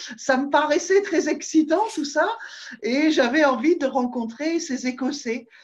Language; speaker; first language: French; native; French